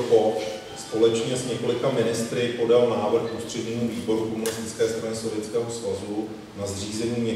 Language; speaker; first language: Czech; native; Czech